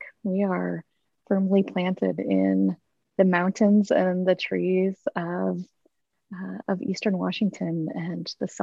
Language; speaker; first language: English; native; English